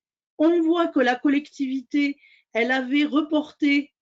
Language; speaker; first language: French; native; French